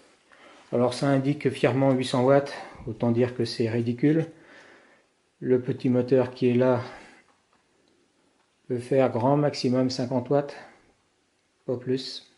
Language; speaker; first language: French; native; French